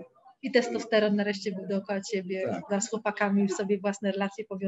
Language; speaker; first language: Polish; native; Polish